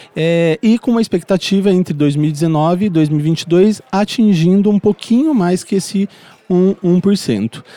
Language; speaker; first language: Portuguese; native; Portuguese